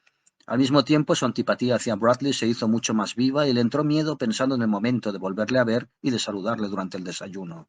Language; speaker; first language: Spanish; native; Spanish